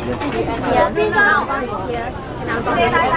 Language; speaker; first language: English; non-native, local second language; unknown